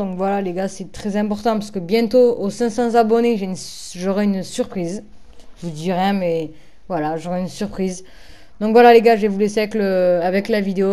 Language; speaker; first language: French; native; French